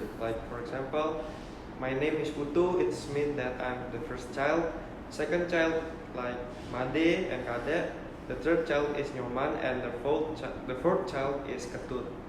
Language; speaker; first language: English; non-native, learner; Indonesian